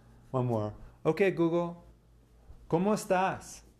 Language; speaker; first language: Spanish; non-native, fluent; English